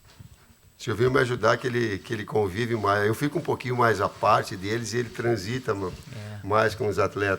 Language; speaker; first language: Portuguese; native; Portuguese